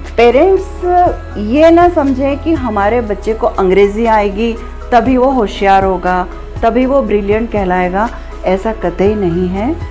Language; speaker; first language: Hindi; native; Hindi